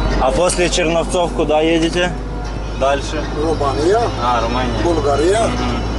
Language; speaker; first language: Russian; non-native, local second language; Ukrainian